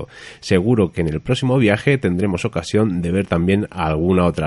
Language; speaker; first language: Spanish; native; Spanish